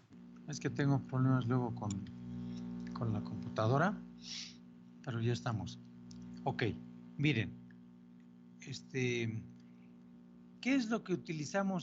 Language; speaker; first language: Spanish; native; Spanish